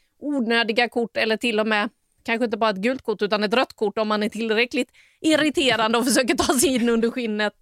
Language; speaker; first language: Swedish; native; Swedish